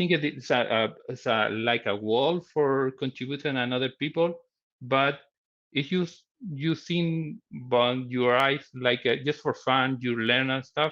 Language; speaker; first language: English; non-native, learner; Spanish